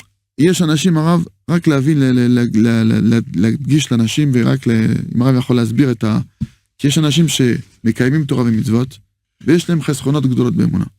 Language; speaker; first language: Hebrew; non-native, fluent; French